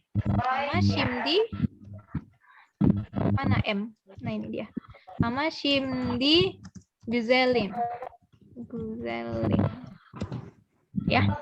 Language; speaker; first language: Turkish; non-native, fluent; Indonesian